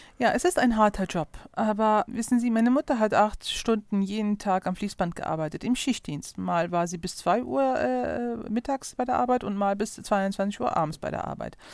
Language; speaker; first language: German; early bilingual, other home language; Turkish